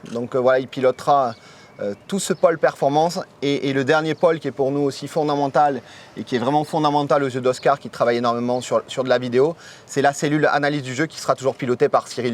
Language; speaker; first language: French; native; French